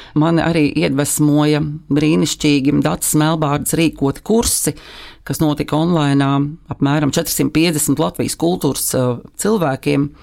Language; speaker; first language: Latvian; native; Latvian